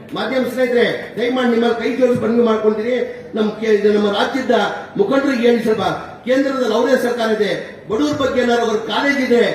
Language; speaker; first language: Kannada; non-native, local second language; Urdu